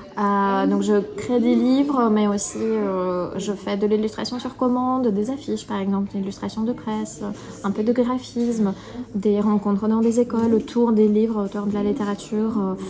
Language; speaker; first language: French; non-native, fluent; Russian